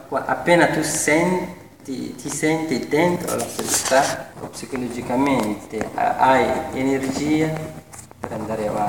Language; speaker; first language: Italian; non-native, fluent; Persian